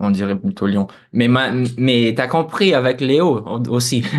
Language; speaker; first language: French; non-native, fluent; Portuguese